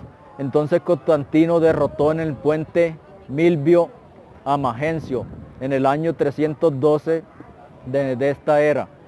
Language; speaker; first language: Spanish; native; Spanish